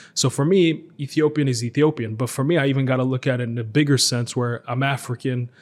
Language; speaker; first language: English; native; English